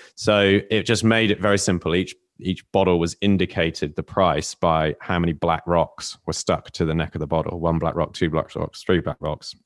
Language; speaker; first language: English; native; English